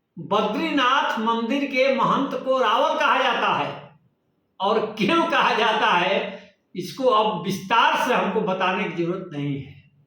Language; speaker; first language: Hindi; native; Hindi